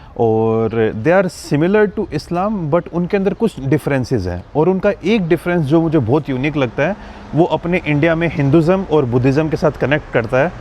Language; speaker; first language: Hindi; native; Hindi